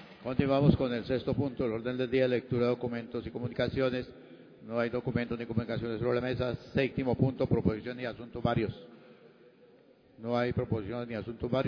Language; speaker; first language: Spanish; native; Spanish